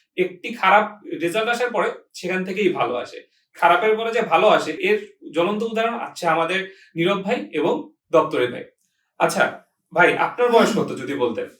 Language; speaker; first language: Bangla; native; Bangla